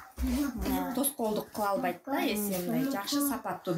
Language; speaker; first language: Kyrgyz; native; Kyrgyz